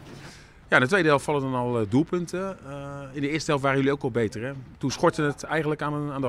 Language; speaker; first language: Dutch; native; Dutch